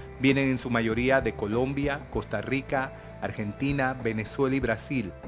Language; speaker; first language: Spanish; native; Spanish